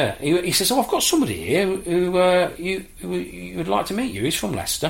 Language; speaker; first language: English; native; English